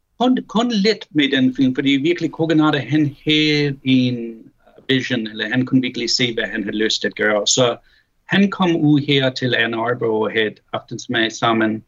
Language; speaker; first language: Danish; early bilingual, heritage; Danish